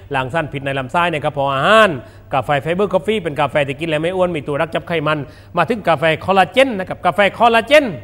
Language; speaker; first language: Thai; non-native, local second language; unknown